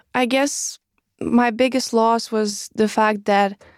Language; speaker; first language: English; non-native, fluent; Russian